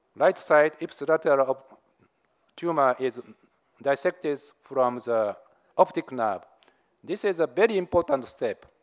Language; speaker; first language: English; non-native, learner; Japanese